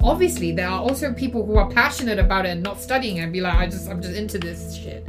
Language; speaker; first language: English; non-native, local second language; Cantonese